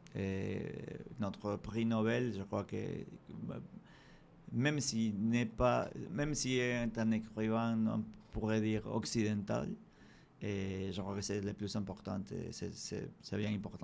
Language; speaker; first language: French; non-native, fluent; Spanish